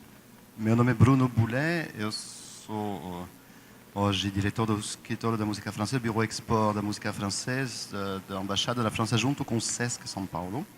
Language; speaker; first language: Portuguese; non-native, fluent; French